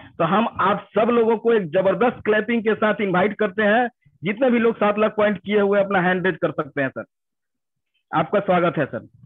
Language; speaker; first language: Hindi; native; Hindi